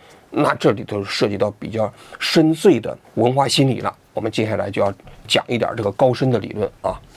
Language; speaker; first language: Chinese; native; Chinese